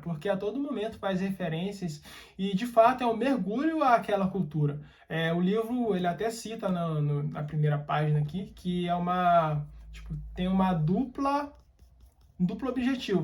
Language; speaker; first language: Portuguese; native; Portuguese